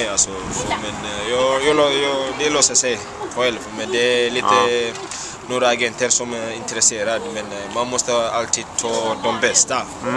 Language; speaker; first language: Swedish; non-native, fluent; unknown